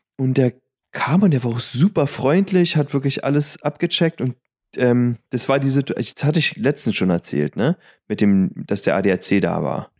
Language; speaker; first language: German; native; German